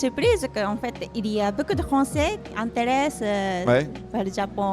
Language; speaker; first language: French; non-native, learner; Japanese